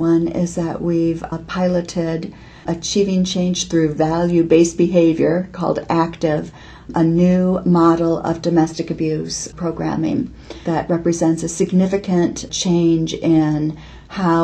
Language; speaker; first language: English; native; English